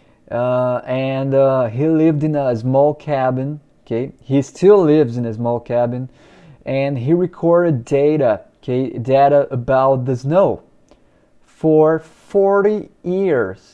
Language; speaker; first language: English; non-native, fluent; Portuguese